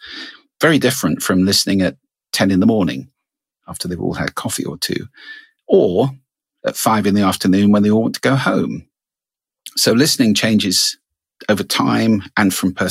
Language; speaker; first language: English; native; English